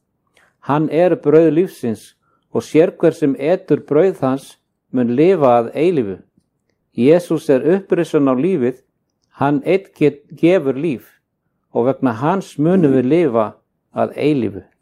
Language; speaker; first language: Icelandic; native; Icelandic